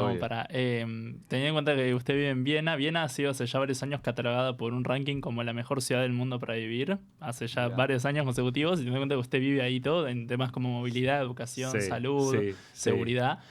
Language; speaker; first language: Spanish; native; Spanish